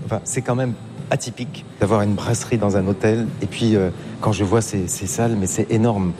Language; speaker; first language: French; native; French